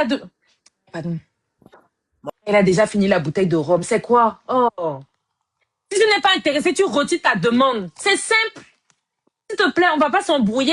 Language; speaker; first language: French; native; French